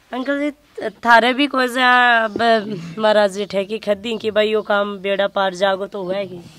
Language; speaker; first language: Hindi; native; Hindi